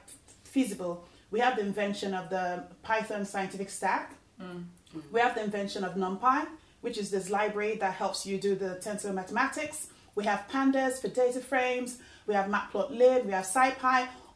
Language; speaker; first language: English; non-native, local second language; Yoruba